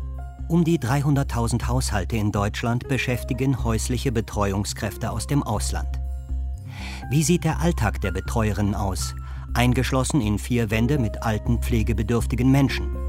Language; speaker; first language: German; native; German